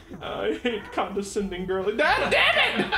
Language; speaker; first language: English; native; English